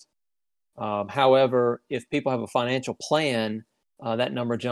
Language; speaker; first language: English; native; English